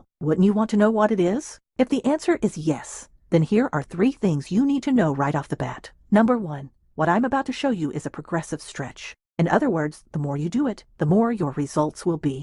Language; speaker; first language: English; native; English